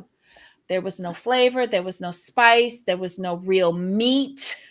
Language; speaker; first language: English; native; English